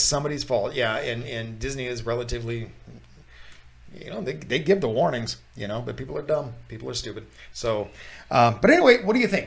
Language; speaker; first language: English; native; English